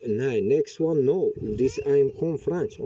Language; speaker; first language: English; non-native, learner; Bashkir